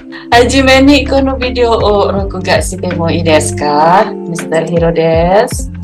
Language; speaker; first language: Japanese; non-native, learner; Indonesian